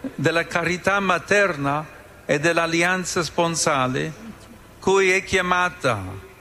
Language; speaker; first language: Italian; non-native, fluent; English